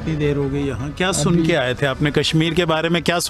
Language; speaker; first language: Hindi; native; Hindi